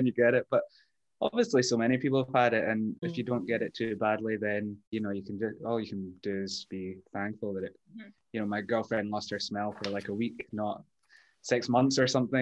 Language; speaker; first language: English; native; English